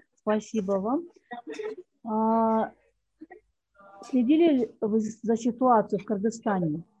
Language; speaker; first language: Russian; non-native, local second language; Kyrgyz